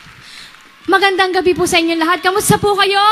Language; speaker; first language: Filipino; native; Filipino